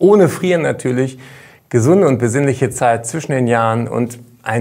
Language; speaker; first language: German; native; German